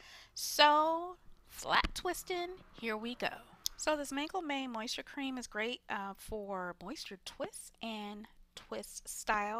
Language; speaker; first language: English; native; English